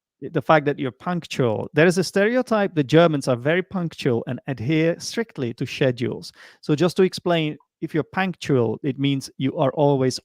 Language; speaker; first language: English; non-native, fluent; Czech